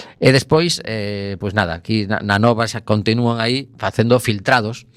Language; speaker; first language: Galician; native; Galician